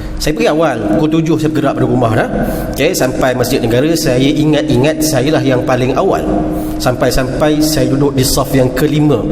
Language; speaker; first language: Malay; native; Malay